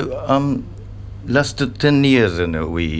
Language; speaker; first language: English; non-native, learner; Japanese